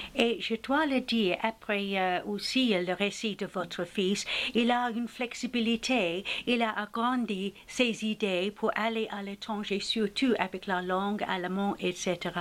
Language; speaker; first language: French; non-native, fluent; English